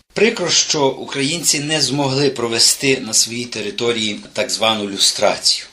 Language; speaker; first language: Ukrainian; native; Ukrainian